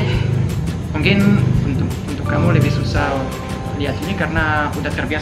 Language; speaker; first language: Indonesian; non-native, fluent; French